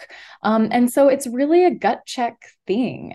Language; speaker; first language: English; native; English